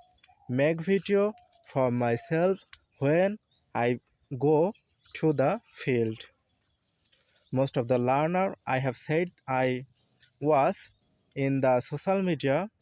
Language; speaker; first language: English; non-native, learner; Bangla